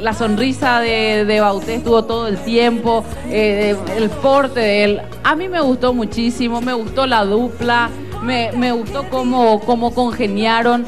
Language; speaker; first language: Spanish; native; Spanish